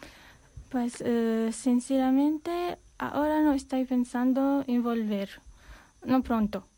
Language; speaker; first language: Spanish; non-native, fluent; Armenian